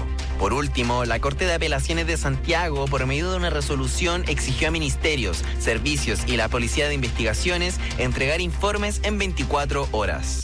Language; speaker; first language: Spanish; native; Spanish